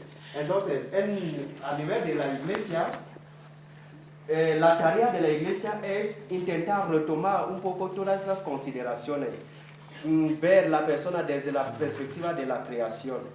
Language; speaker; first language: Spanish; non-native, fluent; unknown